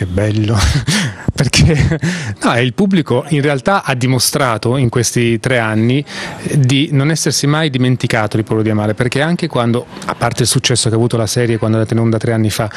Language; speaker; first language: Italian; native; Italian